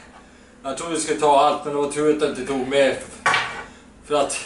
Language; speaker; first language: Swedish; native; Swedish